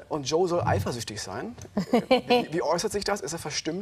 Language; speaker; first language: German; native; German